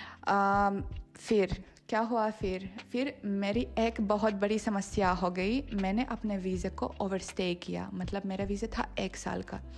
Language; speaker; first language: Hindi; non-native, fluent; Russian